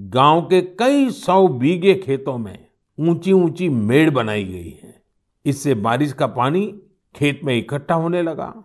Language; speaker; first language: Hindi; non-native, local second language; Gujarati